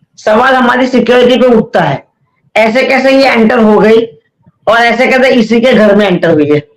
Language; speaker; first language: Hindi; native; Hindi